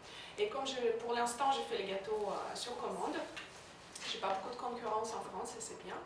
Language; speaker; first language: French; non-native, fluent; Russian